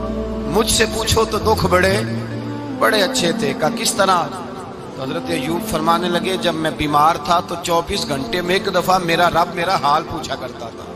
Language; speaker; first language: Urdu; non-native, local second language; Punjabi